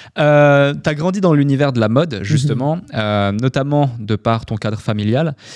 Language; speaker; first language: French; native; French